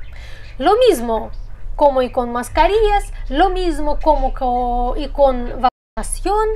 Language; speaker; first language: Spanish; non-native, fluent; Russian